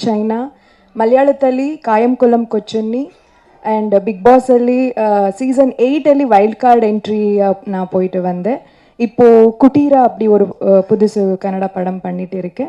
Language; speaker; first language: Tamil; non-native, learner; Kannada